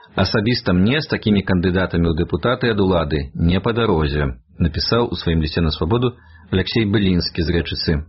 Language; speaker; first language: Belarusian; native; Belarusian